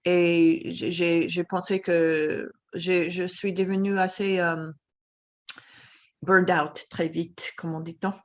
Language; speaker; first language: French; non-native, fluent; English